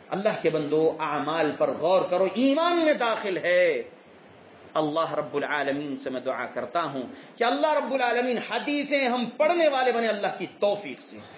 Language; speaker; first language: Urdu; native; Urdu